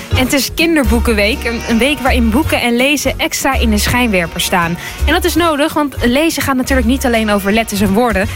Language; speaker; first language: Dutch; native; Dutch